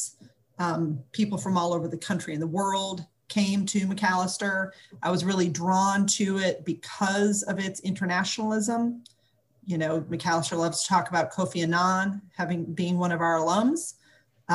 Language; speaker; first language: English; native; English